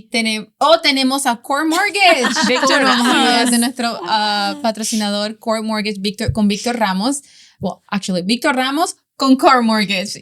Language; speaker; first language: Spanish; native; Spanish